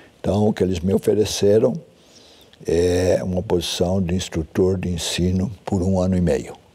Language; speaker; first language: Portuguese; early bilingual, other home language; German